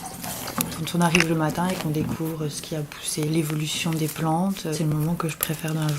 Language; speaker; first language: French; native; French